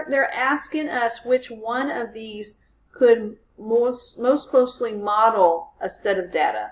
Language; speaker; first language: English; native; English